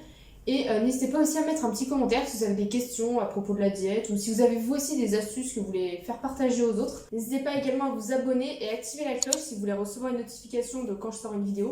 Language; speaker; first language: French; native; French